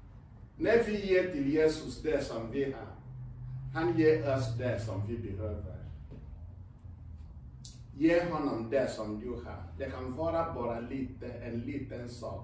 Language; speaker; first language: Swedish; non-native, fluent; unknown